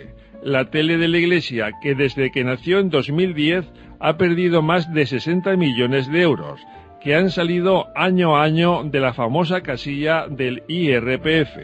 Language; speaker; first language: Spanish; native; Spanish